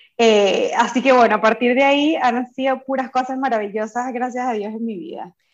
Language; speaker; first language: Spanish; native; Spanish